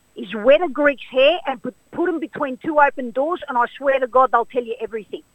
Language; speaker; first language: English; early bilingual, other home language; Greek